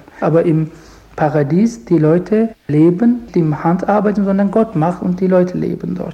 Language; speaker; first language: German; non-native, learner; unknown